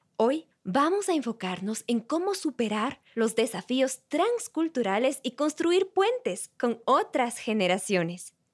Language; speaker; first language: Spanish; native; Spanish